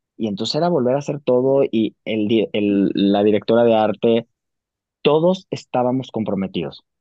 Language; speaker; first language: Spanish; native; Spanish